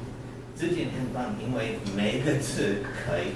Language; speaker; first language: Chinese; non-native, learner; English